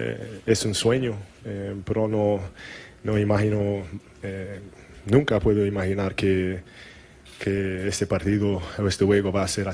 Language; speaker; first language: Spanish; non-native, learner; English